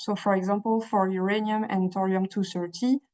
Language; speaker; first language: English; non-native, fluent; French